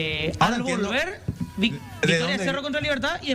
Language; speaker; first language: Spanish; native; Spanish